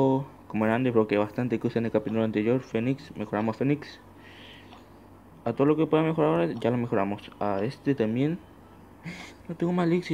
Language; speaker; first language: Spanish; native; Spanish